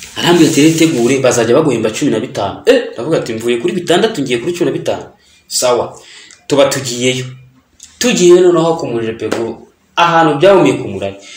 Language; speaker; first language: Kinyarwanda; early bilingual, heritage; Kinyarwanda